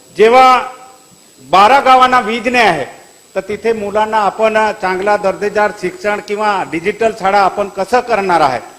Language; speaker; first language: Marathi; non-native, local second language; Bhili